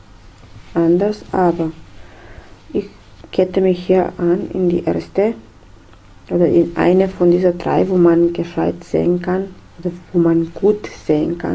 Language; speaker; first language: German; non-native, fluent; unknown